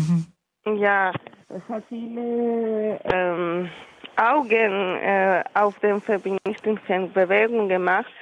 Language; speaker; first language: German; non-native, learner; Spanish